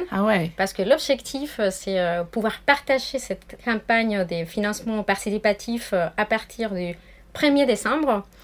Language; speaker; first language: French; non-native, fluent; Spanish